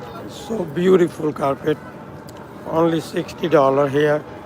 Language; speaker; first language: English; non-native, local second language; Bangla